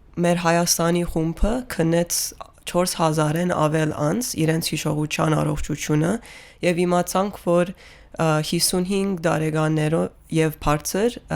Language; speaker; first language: Armenian; early bilingual, heritage; Armenian